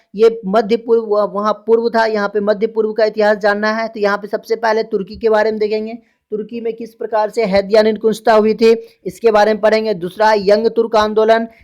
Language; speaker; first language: Hindi; native; Hindi